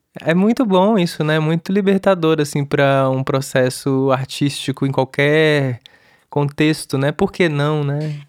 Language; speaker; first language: Portuguese; native; Portuguese